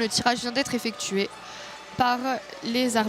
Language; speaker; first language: French; native; French